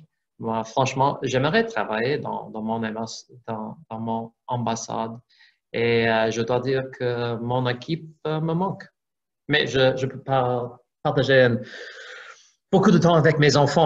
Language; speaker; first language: French; non-native, fluent; English